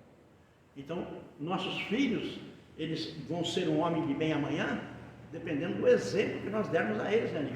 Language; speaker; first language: Portuguese; native; Portuguese